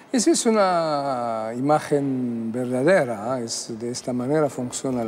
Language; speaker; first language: Spanish; non-native, fluent; Arabic